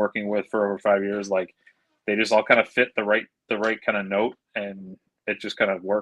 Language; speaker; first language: English; native; English